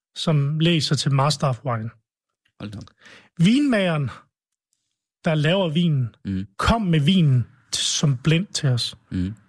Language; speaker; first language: Danish; native; Danish